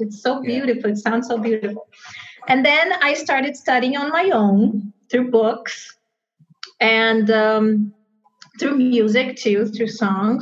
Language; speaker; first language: English; non-native, fluent; Portuguese